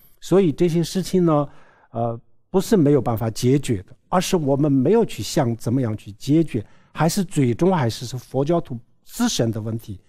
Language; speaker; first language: Chinese; non-native, local second language; Tibetan